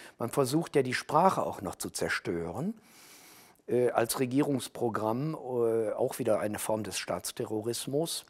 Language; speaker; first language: German; native; German